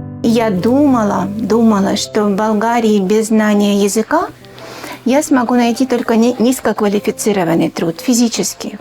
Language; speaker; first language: Russian; native; Russian